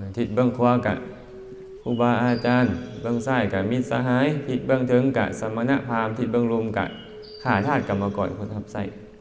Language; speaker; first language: Thai; non-native, local second language; Northeastern Thai